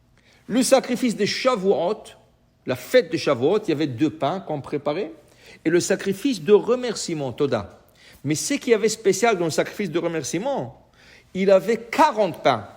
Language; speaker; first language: French; native; French